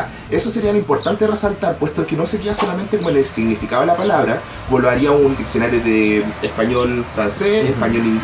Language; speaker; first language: Spanish; native; Spanish